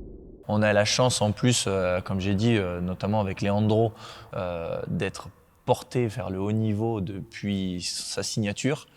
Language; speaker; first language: French; native; French